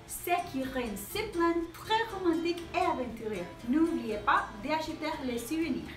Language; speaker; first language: French; non-native, learner; Spanish